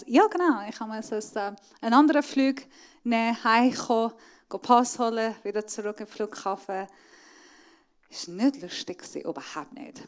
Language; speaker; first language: German; non-native, fluent; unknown